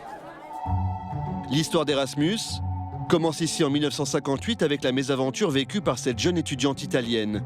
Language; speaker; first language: French; native; French